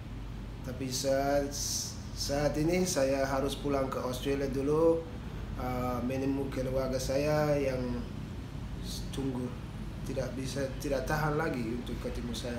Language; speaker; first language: Indonesian; non-native, fluent; English